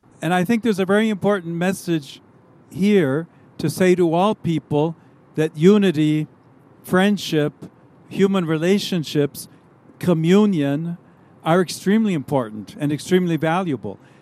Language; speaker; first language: English; native; English